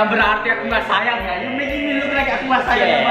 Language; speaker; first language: Indonesian; native; Indonesian